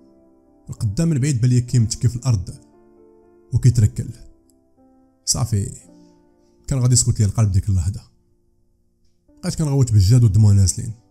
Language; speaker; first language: Arabic; native; Arabic